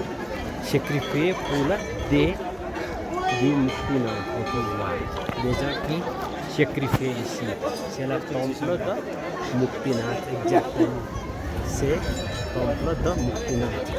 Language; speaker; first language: French; non-native, learner; Nepali